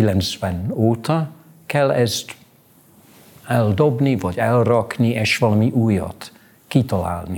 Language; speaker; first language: Hungarian; non-native, fluent; English